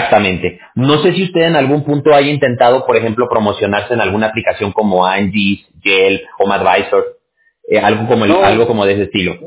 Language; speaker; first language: Spanish; native; Spanish